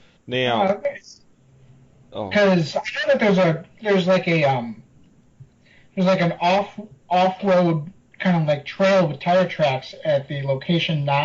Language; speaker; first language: English; native; English